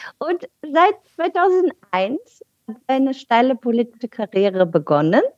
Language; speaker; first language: German; non-native, fluent; Bulgarian